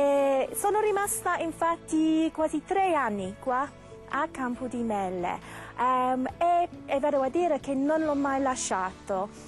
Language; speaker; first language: Italian; non-native, fluent; English